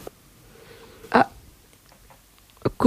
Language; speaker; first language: French; non-native, learner; Spanish